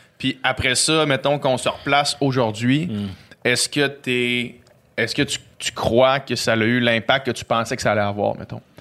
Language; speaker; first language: French; native; French